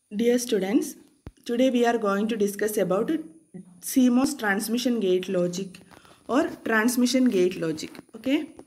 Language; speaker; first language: English; non-native, local second language; Malayalam